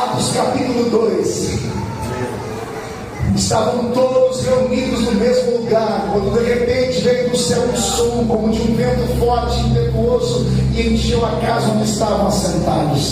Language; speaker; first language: Portuguese; native; Portuguese